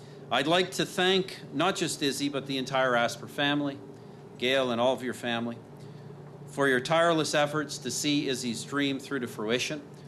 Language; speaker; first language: English; native; English